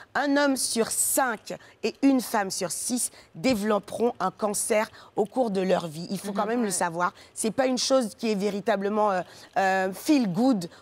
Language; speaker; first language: French; native; French